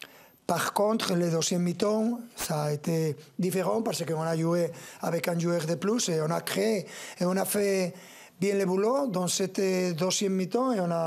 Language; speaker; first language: French; non-native, fluent; Spanish